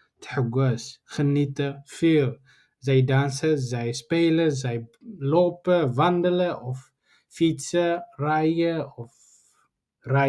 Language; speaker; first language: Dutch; non-native, learner; Tigrinya